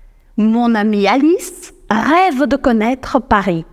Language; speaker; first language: French; non-native, fluent; Spanish